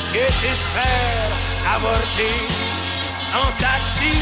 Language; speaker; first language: French; native; French